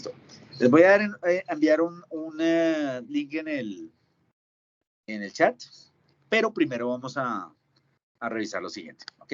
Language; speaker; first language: Spanish; native; Spanish